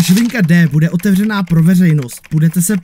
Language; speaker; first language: Czech; native; Czech